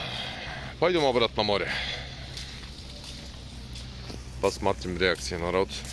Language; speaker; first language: Russian; non-native, learner; Turkish